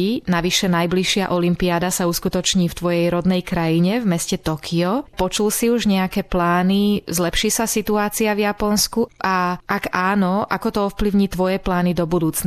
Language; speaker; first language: Slovak; native; Slovak